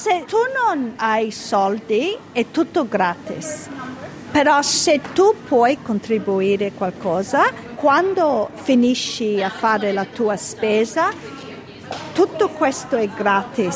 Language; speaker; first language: Italian; early bilingual, heritage; Italian